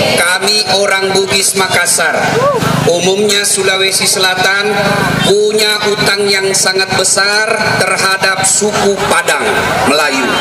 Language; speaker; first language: Indonesian; non-native, local second language; Buginese